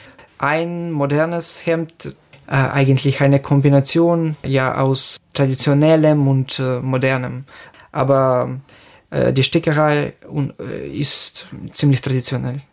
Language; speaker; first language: German; non-native, fluent; Ukrainian